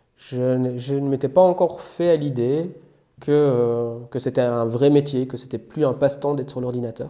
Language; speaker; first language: French; native; French